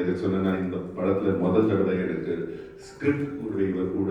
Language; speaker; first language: Tamil; non-native, fluent; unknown